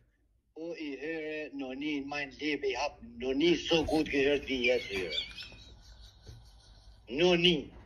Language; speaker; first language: German; non-native, learner; Albanian